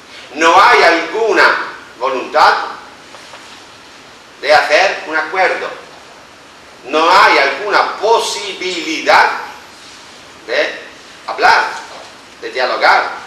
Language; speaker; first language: Spanish; non-native, fluent; Italian